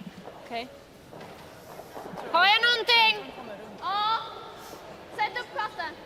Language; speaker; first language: Swedish; native; Swedish